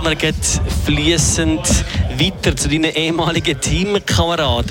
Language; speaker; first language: German; native; German